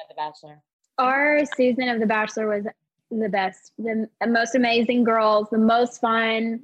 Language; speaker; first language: English; native; English